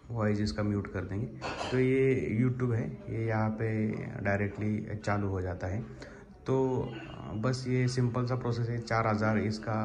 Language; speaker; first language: Hindi; non-native, local second language; Marathi